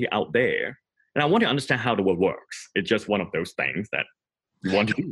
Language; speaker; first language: English; non-native, local second language; Cantonese